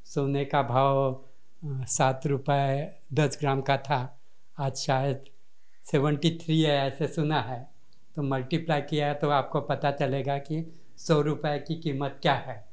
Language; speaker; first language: Hindi; non-native, local second language; Marathi